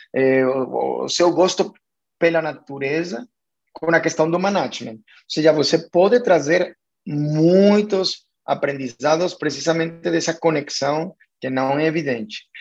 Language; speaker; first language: Portuguese; non-native, fluent; Spanish